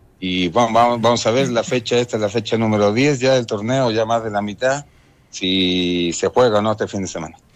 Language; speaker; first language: Spanish; native; Spanish